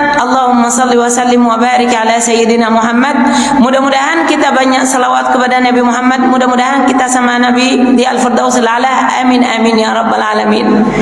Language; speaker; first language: Indonesian; non-native, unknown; Arabic